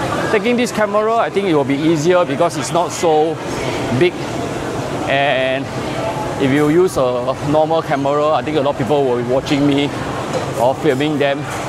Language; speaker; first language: English; non-native, local second language; Chinese